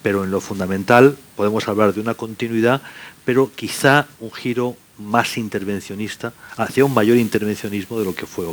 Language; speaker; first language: Spanish; native; Spanish